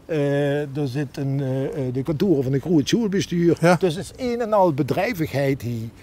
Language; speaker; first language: Dutch; native; Dutch